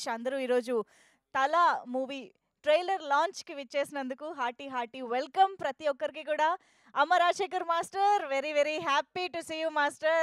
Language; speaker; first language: Telugu; native; Telugu